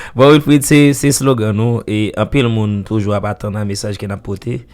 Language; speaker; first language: Haitian Creole; native; Haitian Creole